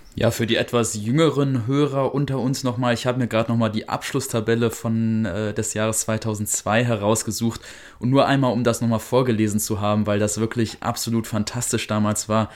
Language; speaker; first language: German; native; German